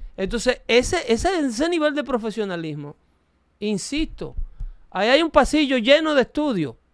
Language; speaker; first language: Spanish; native; Spanish